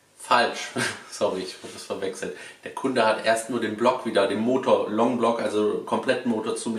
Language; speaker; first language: German; native; German